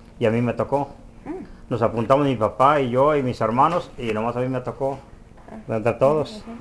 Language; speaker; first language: Spanish; native; Spanish